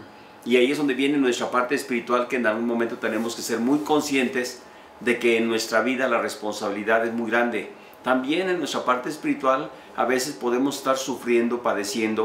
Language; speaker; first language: Spanish; native; Spanish